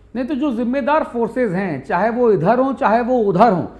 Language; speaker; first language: Hindi; native; Hindi